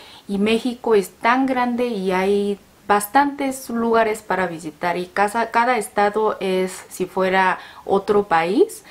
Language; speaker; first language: Spanish; non-native, learner; Korean